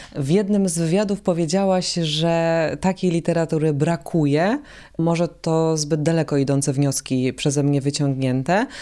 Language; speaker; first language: Polish; native; Polish